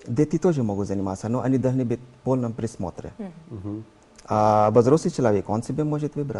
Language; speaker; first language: Russian; non-native, learner; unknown